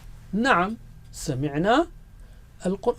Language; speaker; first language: Arabic; non-native, fluent; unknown